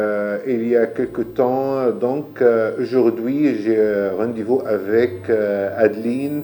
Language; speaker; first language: French; non-native, learner; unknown